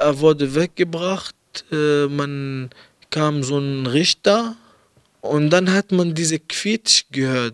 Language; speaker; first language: German; early bilingual, other home language; Arabic